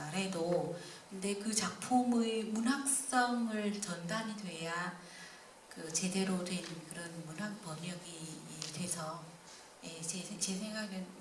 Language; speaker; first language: Korean; non-native, fluent; Vietnamese